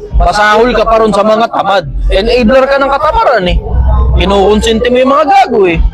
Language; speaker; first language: Filipino; native; Filipino